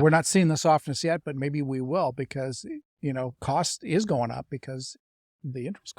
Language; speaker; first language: English; native; English